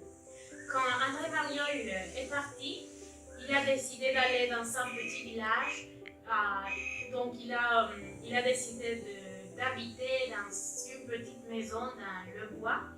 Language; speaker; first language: French; non-native, learner; Spanish